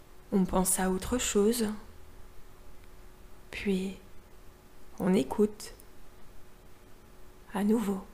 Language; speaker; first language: French; native; French